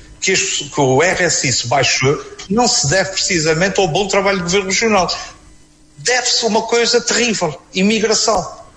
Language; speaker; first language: Portuguese; native; Portuguese